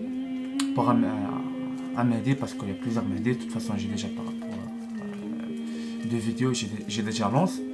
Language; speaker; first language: French; non-native, learner; Arabic